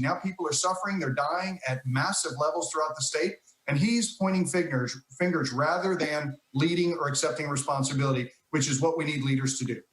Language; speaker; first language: English; native; English